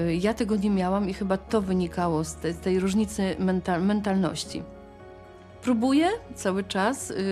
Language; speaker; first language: Polish; native; Polish